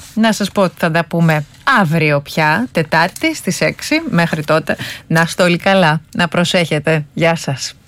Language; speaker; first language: Greek; native; Greek